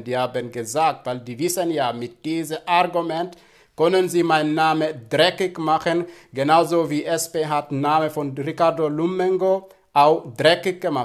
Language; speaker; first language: German; non-native, fluent; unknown